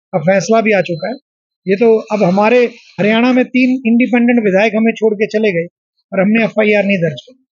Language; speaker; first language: Hindi; native; Hindi